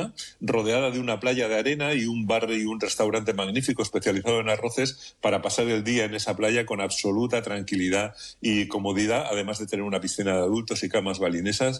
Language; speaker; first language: Spanish; native; Spanish